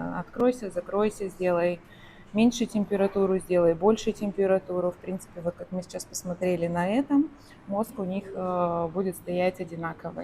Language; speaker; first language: Russian; native; Russian